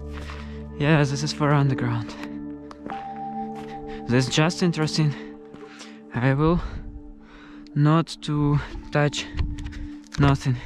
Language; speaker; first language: English; non-native, learner; Russian